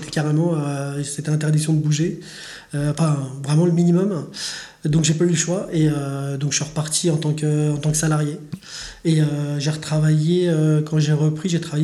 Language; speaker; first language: French; native; French